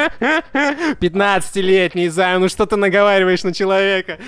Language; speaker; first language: Russian; native; Russian